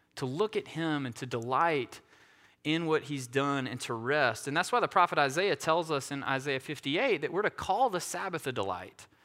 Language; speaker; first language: English; native; English